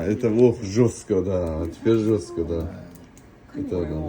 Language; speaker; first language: Russian; non-native, local second language; Uzbek